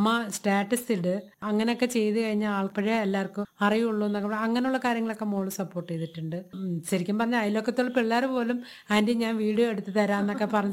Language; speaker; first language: Malayalam; non-native, local second language; Telugu